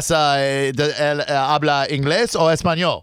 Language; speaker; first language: Spanish; non-native, learner; English